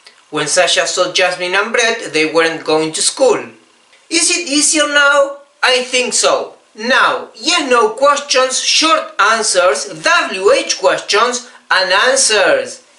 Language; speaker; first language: English; non-native, fluent; Spanish